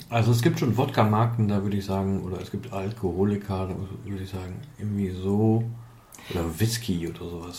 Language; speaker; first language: German; native; German